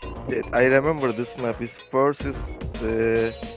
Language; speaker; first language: English; non-native, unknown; Turkish